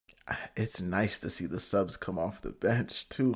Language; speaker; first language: English; native; English